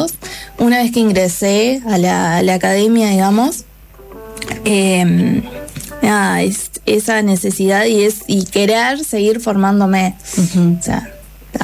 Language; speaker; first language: Spanish; native; Spanish